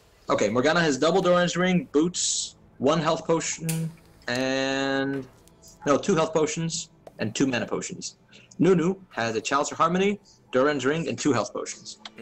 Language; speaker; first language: English; native; English